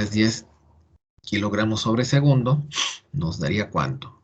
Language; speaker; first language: Spanish; native; Spanish